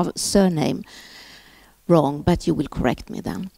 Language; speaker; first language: English; non-native, fluent; Swedish